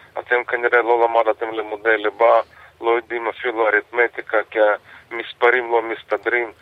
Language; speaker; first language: Hebrew; non-native, fluent; Russian